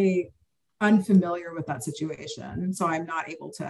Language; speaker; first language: English; native; English